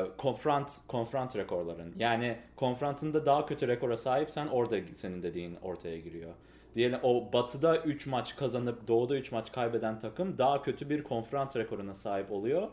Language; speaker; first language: Turkish; early bilingual, heritage; Turkish